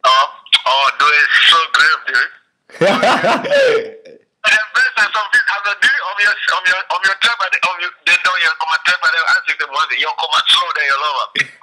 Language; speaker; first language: Swedish; non-native, fluent; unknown